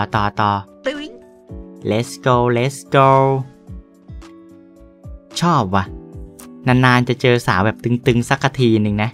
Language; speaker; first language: Thai; native; Thai